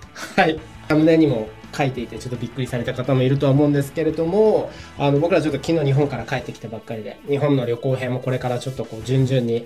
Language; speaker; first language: Japanese; native; Japanese